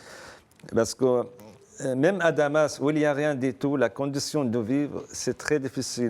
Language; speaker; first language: French; non-native, fluent; Arabic